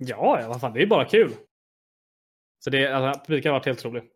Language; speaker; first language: Swedish; native; Swedish